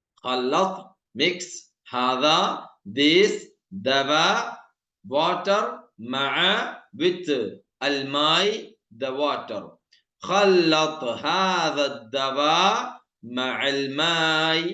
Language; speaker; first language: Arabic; non-native, fluent; Malayalam